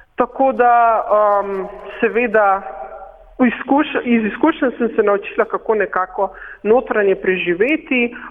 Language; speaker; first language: Slovenian; native; Slovenian